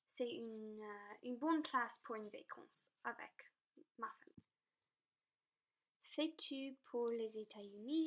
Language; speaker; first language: French; non-native, local second language; English